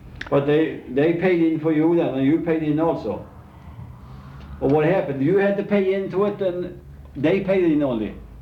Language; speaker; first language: English; non-native, fluent; Swedish